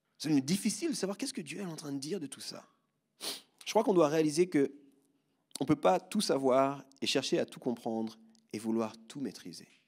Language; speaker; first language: French; native; French